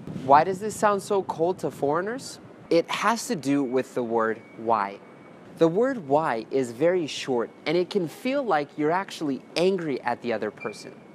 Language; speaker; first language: English; native; English